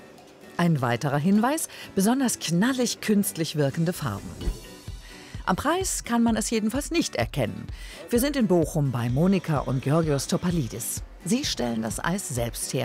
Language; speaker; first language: German; native; German